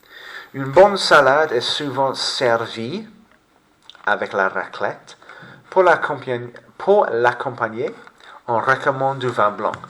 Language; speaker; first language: French; non-native, fluent; English